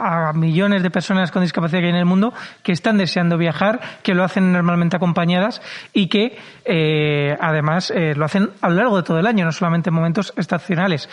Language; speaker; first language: Spanish; native; Spanish